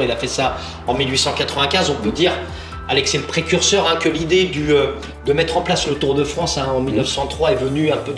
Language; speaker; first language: French; native; French